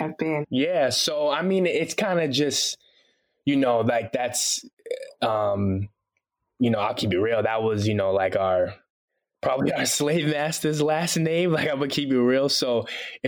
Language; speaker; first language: English; early bilingual, other home language; Haitian Creole